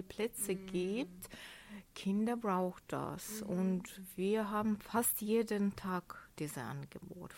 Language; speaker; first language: German; non-native, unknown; Azerbaijani